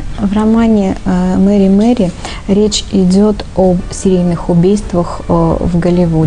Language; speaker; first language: Russian; native; Russian